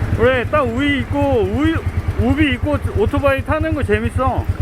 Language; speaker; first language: Korean; native; Korean